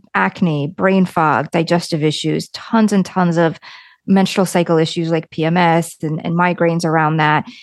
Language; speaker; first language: English; early bilingual, other home language; Lithuanian